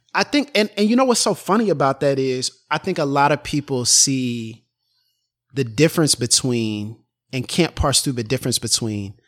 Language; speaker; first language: English; native; English